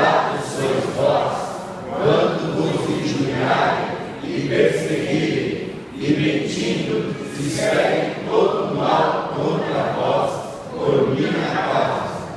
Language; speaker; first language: Portuguese; native; Portuguese